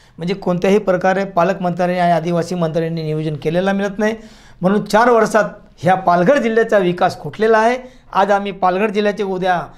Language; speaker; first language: Marathi; native; Marathi